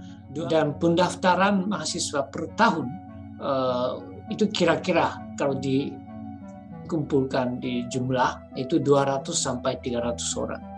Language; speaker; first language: Indonesian; non-native, fluent; Japanese